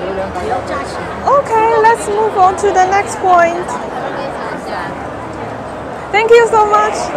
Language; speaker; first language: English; non-native, fluent; Chinese